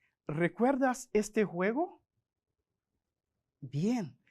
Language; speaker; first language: Spanish; non-native, fluent; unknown